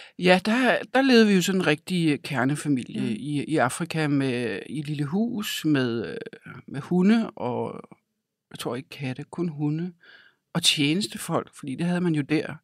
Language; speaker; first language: Danish; native; Danish